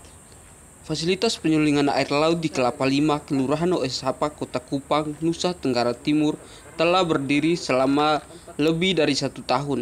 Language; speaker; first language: Indonesian; native; Indonesian